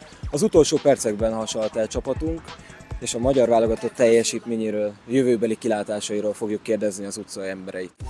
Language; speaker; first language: Hungarian; native; Hungarian